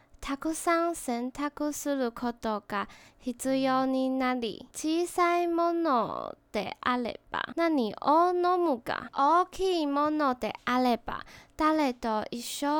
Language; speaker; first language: Japanese; non-native, learner; Chinese